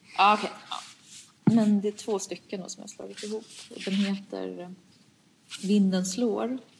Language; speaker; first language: Swedish; early bilingual, other home language; Persian